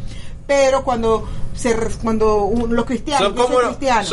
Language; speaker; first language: Spanish; native; Spanish